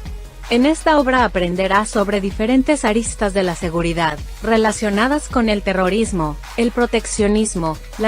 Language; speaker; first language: Spanish; native; Spanish